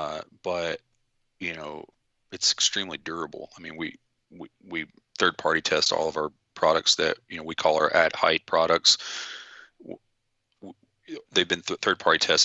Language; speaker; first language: English; native; English